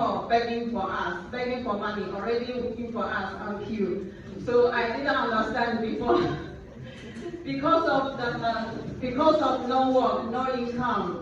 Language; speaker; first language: English; non-native, learner; Chinese